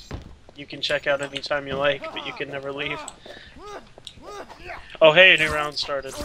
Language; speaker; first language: English; native; English